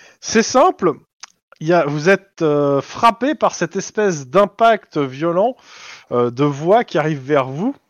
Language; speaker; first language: French; native; French